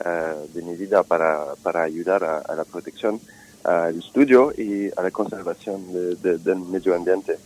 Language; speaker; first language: Spanish; non-native, fluent; French